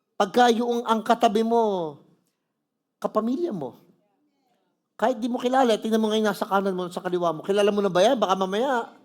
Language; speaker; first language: Filipino; native; Filipino